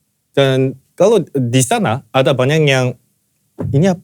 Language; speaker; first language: Indonesian; non-native, fluent; Korean